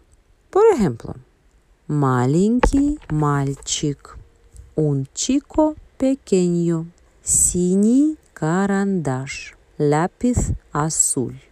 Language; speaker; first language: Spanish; non-native, fluent; Russian